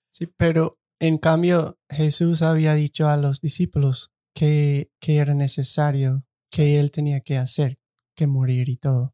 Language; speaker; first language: Spanish; non-native, fluent; English